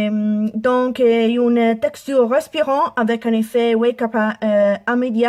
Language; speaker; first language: French; non-native, learner; Italian